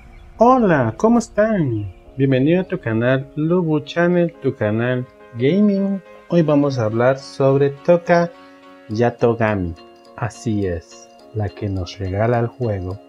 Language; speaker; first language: Spanish; native; Spanish